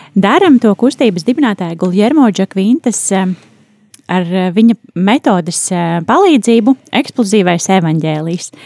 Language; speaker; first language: Latvian; native; Latvian